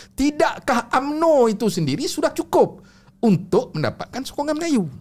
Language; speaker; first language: Malay; native; Malay